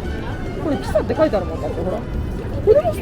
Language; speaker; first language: Japanese; native; Japanese